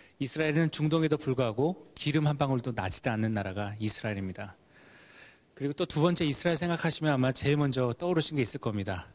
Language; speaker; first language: Korean; early bilingual, heritage; Korean